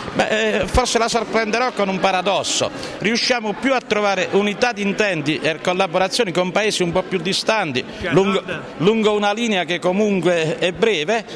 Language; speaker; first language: Italian; native; Italian